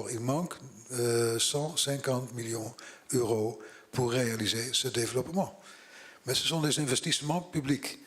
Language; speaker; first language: French; non-native, learner; Dutch